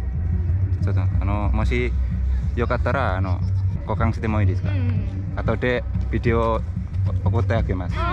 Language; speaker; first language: Japanese; non-native, fluent; Indonesian